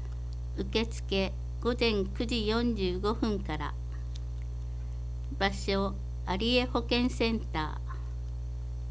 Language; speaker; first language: Japanese; native; Japanese